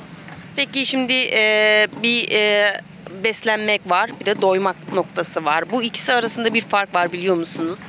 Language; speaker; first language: Turkish; native; Turkish